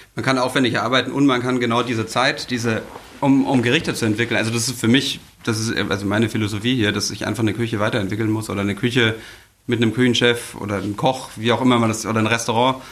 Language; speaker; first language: German; native; German